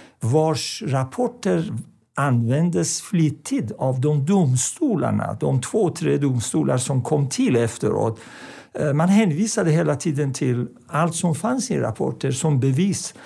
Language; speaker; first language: Swedish; non-native, fluent; Persian